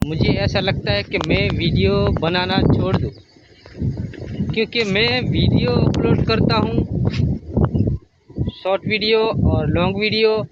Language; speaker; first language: Hindi; non-native, local second language; Gujarati